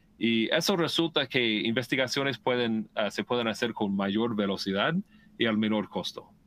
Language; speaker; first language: Spanish; non-native, fluent; English